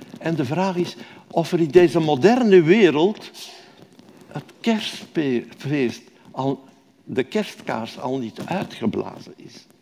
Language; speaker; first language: Dutch; native; Dutch